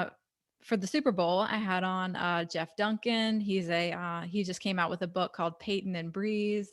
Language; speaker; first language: English; native; English